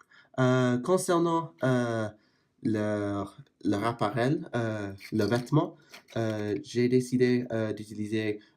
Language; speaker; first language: French; non-native, fluent; English